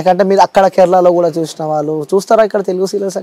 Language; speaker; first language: Telugu; native; Telugu